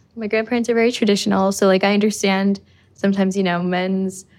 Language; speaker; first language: English; early bilingual, other home language; Spanish